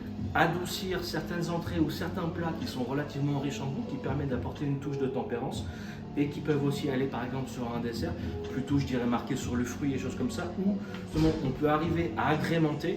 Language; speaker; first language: French; native; French